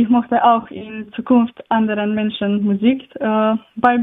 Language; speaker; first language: German; non-native, learner; Slovenian